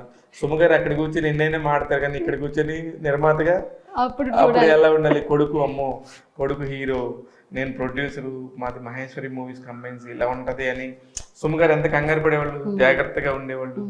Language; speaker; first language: Telugu; native; Telugu